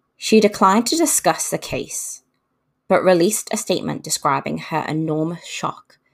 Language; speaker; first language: English; native; English